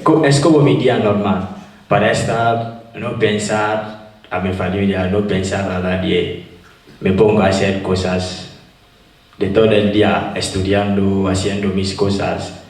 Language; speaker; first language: Spanish; non-native, fluent; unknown